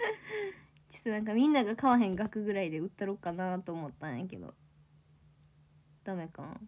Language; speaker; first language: Japanese; native; Japanese